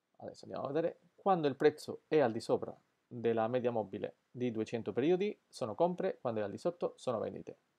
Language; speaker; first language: Italian; non-native, fluent; Spanish